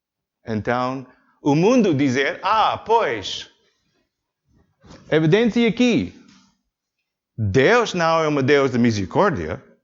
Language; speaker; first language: Portuguese; non-native, learner; English